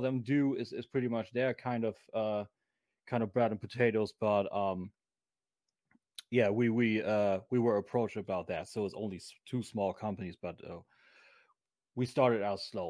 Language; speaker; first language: English; non-native, fluent; German